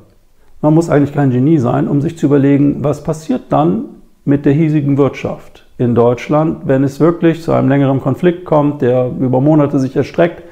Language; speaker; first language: German; native; German